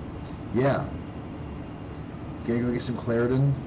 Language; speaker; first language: English; native; English